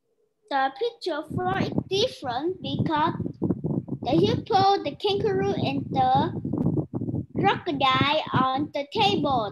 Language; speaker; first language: English; non-native, learner; Vietnamese